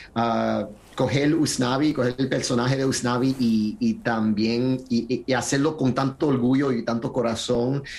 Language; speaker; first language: Spanish; early bilingual, heritage; Spanish